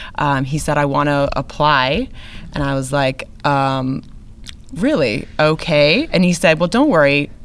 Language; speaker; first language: English; native; English